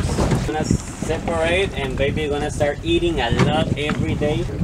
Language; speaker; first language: English; non-native, fluent; Spanish